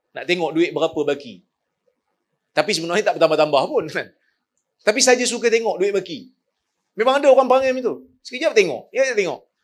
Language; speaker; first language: Malay; native; Malay